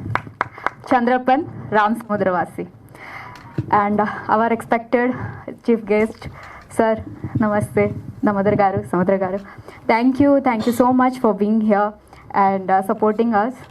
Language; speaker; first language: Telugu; non-native, learner; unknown